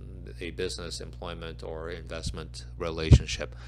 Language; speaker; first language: English; native; English